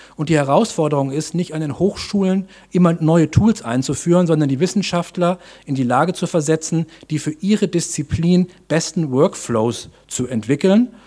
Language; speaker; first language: German; native; German